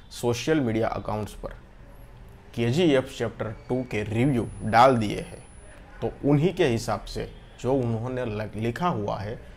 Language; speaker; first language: Hindi; non-native, local second language; Gujarati